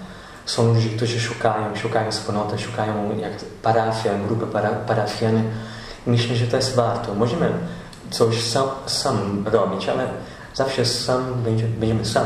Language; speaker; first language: Polish; non-native, learner; Portuguese